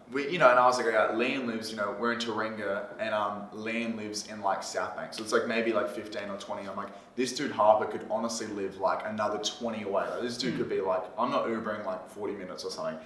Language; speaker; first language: English; native; English